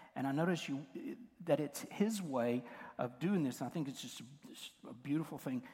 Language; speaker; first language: English; native; English